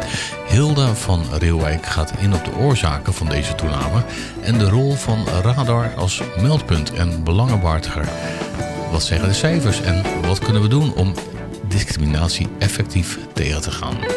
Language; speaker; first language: Dutch; native; Dutch